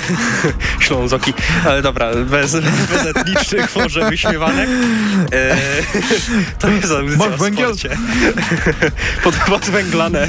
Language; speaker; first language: Polish; native; Polish